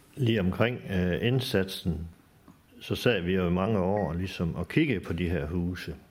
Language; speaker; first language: Danish; native; Danish